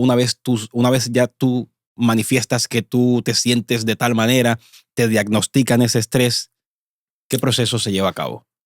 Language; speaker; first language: Spanish; native; Spanish